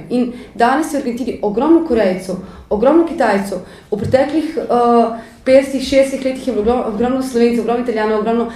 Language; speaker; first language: Slovenian; native; Slovenian